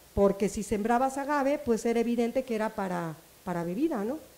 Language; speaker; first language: Spanish; native; Spanish